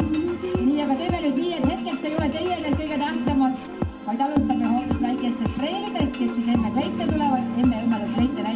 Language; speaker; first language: Estonian; native; Estonian